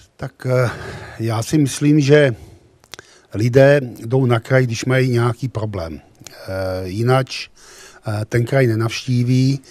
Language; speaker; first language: Czech; native; Czech